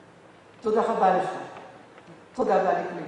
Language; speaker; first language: Hebrew; non-native, learner; French